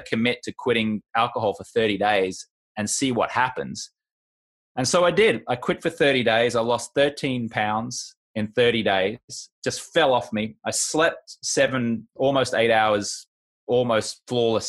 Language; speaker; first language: English; native; English